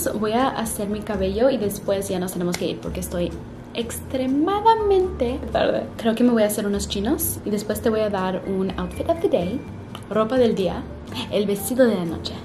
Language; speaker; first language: Spanish; early bilingual, heritage; Spanish